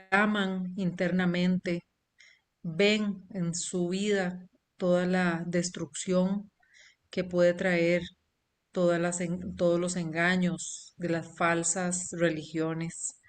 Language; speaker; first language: Spanish; native; Spanish